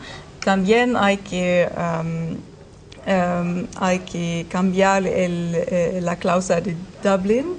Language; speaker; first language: Spanish; non-native, fluent; German